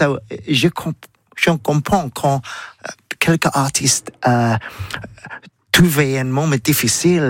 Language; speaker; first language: French; non-native, learner; English